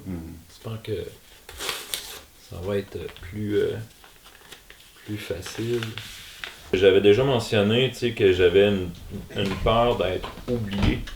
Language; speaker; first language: French; native; French